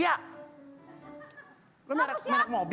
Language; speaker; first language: Indonesian; native; Indonesian